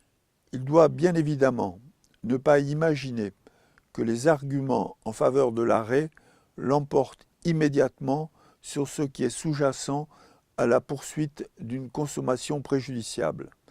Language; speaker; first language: French; native; French